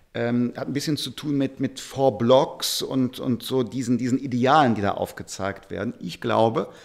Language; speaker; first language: German; native; German